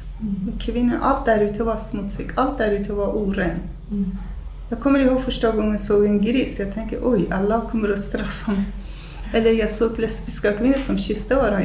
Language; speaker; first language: Swedish; non-native, fluent; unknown